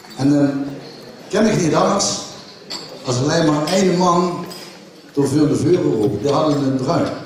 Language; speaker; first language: Dutch; native; Dutch